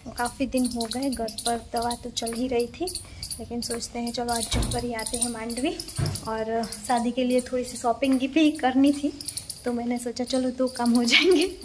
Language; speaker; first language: Hindi; non-native, local second language; Gujarati